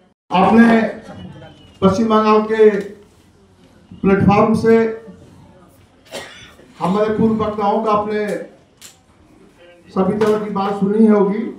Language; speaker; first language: Hindi; native; Hindi